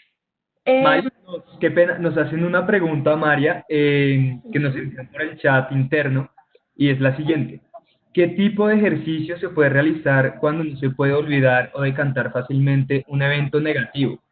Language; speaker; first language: Spanish; native; Spanish